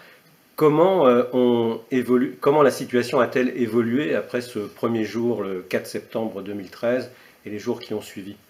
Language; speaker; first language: French; native; French